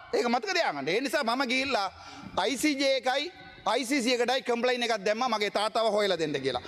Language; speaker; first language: Sinhala; non-native, local second language; Tamil